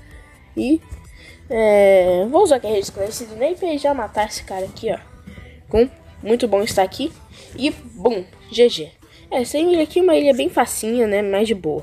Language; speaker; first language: Portuguese; native; Portuguese